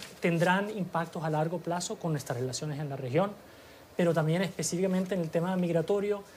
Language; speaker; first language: Spanish; early bilingual, heritage; Spanish